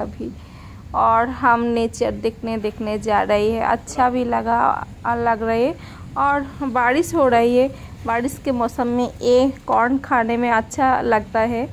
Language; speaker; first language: Hindi; non-native, local second language; Bangla